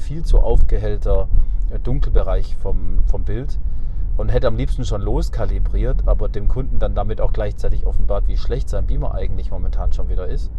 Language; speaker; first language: German; native; German